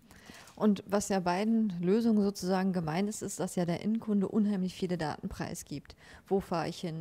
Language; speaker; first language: German; native; German